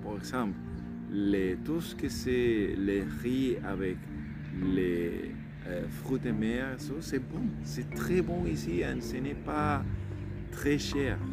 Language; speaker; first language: French; non-native, learner; Spanish